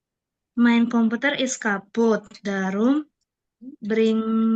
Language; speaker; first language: German; non-native, learner; Indonesian